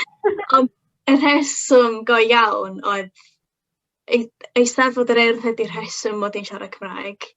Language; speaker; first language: Welsh; non-native, local second language; English